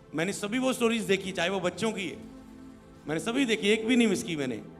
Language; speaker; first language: Hindi; non-native, local second language; Punjabi